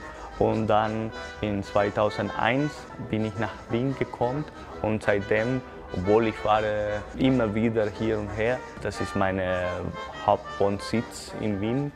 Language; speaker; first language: German; non-native, fluent; Spanish